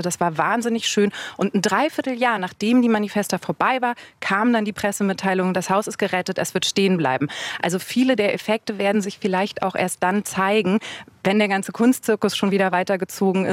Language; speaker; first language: German; native; German